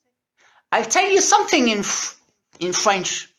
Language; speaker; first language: English; non-native, learner; French